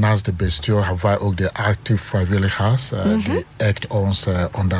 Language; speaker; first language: Dutch; non-native, learner; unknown